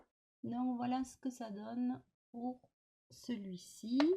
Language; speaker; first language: French; native; French